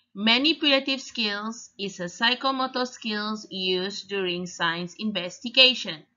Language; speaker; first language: English; non-native, local second language; Malay